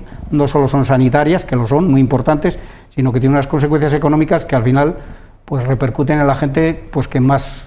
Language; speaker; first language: Spanish; native; Spanish